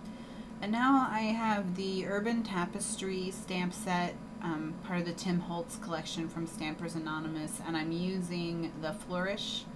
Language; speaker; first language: English; native; English